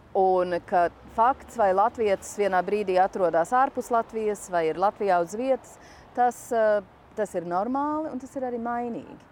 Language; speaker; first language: Latvian; early bilingual, heritage; Latvian